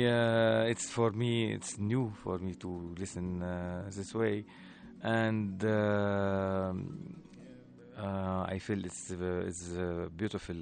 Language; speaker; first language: English; non-native, learner; Arabic